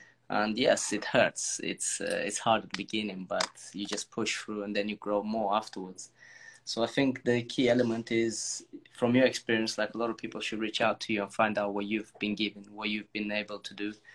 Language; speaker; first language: English; non-native, fluent; Romanian